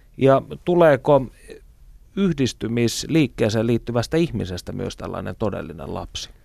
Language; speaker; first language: Finnish; native; Finnish